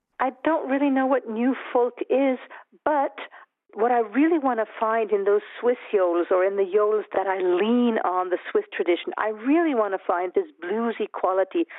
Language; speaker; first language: English; early bilingual, other home language; German